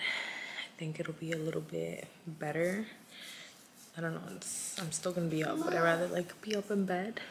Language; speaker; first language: English; early bilingual, other home language; Spanish